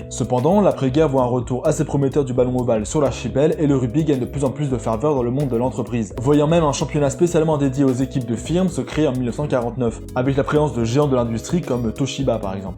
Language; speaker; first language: French; native; French